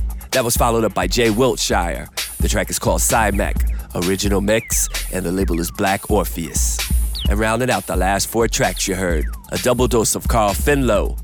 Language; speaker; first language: English; native; English